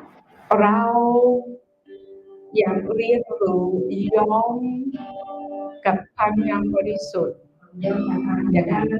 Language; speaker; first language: Thai; non-native, fluent; English